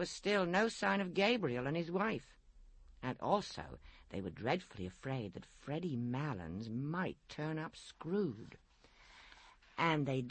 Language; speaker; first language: English; native; English